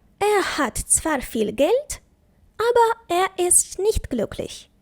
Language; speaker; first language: German; non-native, fluent; Ukrainian